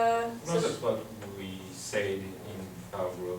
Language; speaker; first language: English; non-native, fluent; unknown